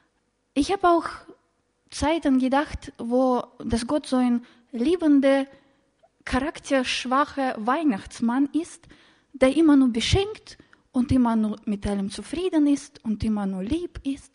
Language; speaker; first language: German; non-native, fluent; Russian